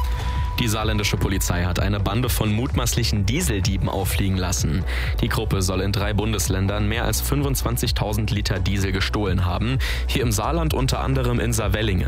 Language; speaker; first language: German; native; German